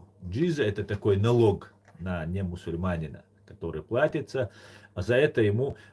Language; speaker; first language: Russian; non-native, local second language; Chechen